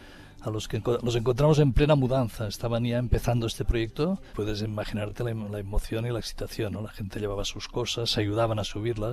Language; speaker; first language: Spanish; native; Spanish